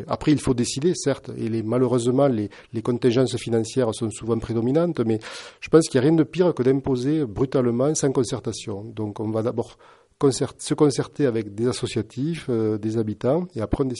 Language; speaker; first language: French; native; French